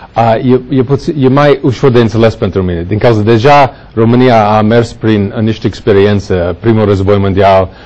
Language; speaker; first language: Romanian; non-native, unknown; English